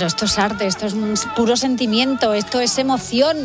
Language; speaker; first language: Spanish; native; Spanish